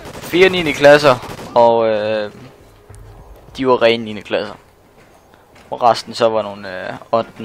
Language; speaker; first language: Danish; native; Danish